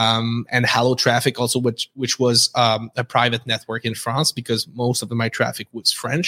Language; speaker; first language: English; non-native, fluent; French